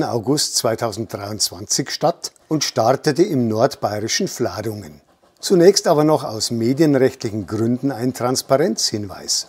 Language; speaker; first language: German; native; German